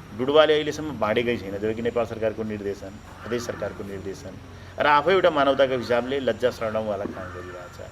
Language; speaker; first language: Nepali; non-native, local second language; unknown